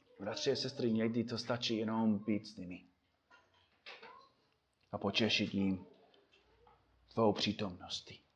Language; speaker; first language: Czech; non-native, fluent; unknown